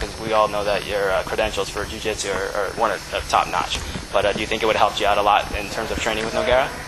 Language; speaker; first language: English; native; English